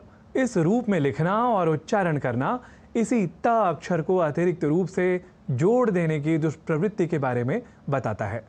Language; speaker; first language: Hindi; native; Hindi